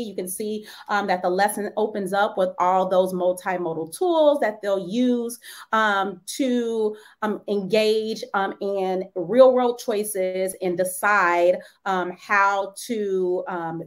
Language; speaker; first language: English; native; English